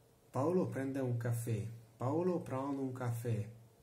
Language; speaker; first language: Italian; non-native, learner; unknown